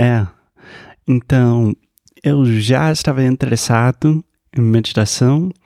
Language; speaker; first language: Portuguese; non-native, fluent; English